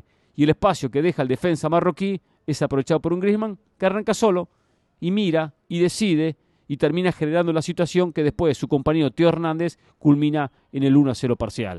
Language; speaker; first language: Spanish; native; Spanish